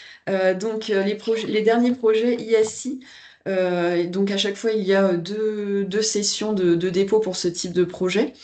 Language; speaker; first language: French; native; French